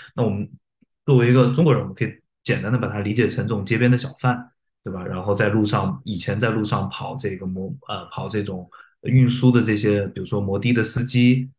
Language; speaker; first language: Chinese; native; Chinese